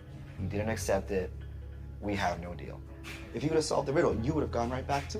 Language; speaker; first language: English; native; English